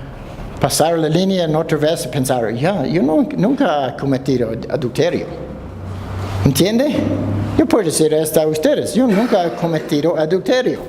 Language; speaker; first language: Spanish; non-native, fluent; English